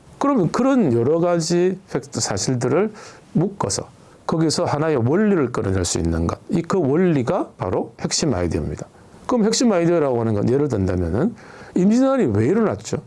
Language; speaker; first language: Korean; native; Korean